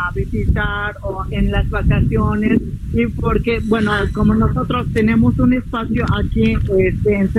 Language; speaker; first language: Spanish; native; Spanish